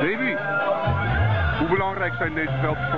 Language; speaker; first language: Dutch; native; Dutch